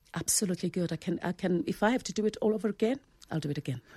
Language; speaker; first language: English; non-native, local second language; Zulu